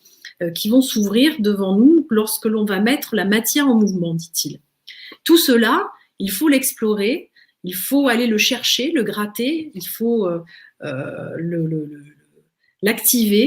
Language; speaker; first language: French; native; French